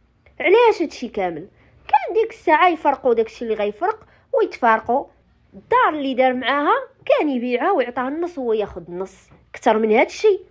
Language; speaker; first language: Arabic; native; Arabic